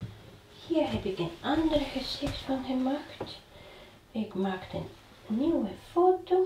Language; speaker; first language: Dutch; non-native, fluent; Spanish